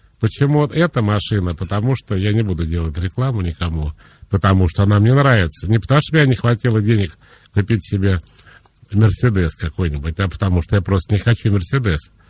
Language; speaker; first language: Russian; native; Russian